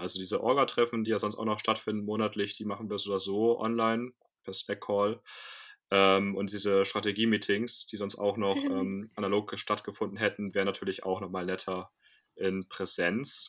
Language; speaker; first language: German; native; German